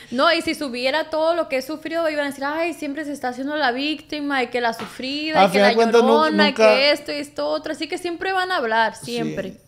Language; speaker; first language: Spanish; early bilingual, heritage; Spanish